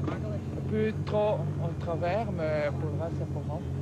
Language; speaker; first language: French; native; French